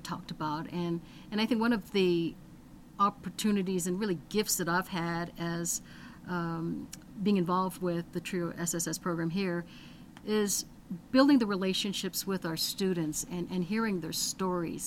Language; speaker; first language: English; native; English